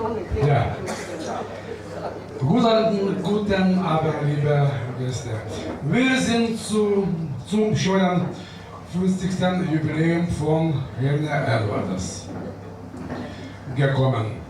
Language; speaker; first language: German; non-native, learner; Lithuanian